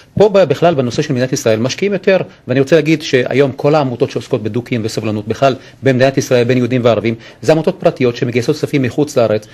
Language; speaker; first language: Hebrew; non-native, local second language; Arabic